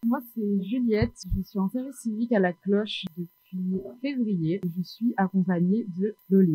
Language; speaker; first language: French; native; French